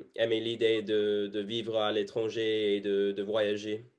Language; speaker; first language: French; non-native, fluent; English